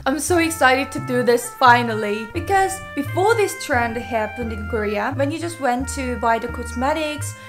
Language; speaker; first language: English; non-native, fluent; Korean